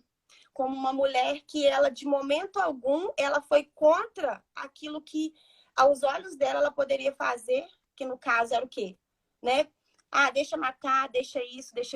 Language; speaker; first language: Portuguese; native; Portuguese